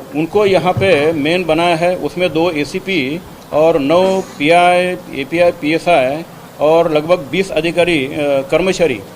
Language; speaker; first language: Hindi; non-native, local second language; Marathi